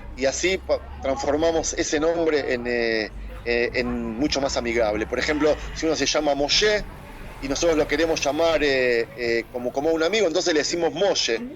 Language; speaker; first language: Spanish; native; Spanish